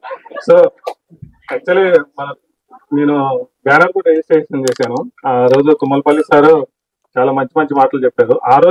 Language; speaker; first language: Telugu; native; Telugu